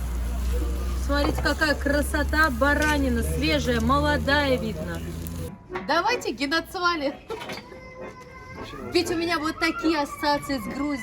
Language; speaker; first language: Russian; native; Russian